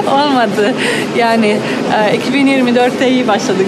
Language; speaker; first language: Turkish; non-native, fluent; Slovenian